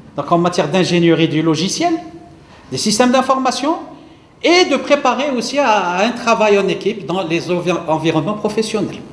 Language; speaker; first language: French; non-native, local second language; Arabic